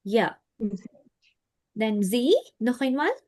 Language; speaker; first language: German; non-native, fluent; Hindi